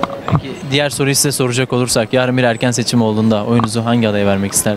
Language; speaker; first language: Turkish; native; Turkish